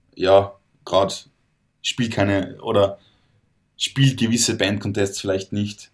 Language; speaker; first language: German; native; German